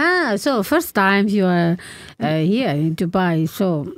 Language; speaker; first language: English; non-native, learner; Indonesian